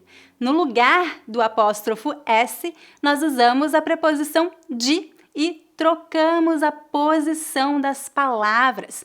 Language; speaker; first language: Portuguese; native; Portuguese